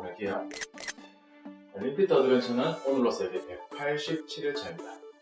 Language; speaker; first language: Korean; native; Korean